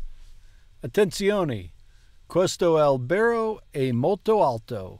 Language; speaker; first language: Italian; non-native, learner; English